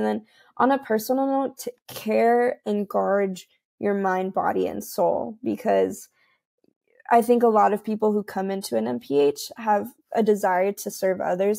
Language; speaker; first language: English; early bilingual, other home language; Spanish